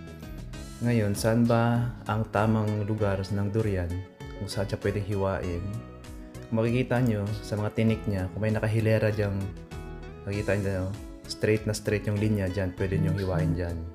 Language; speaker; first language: Filipino; native; Filipino